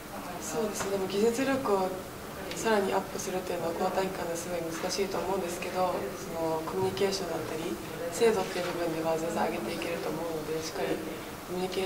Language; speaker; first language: Japanese; native; Japanese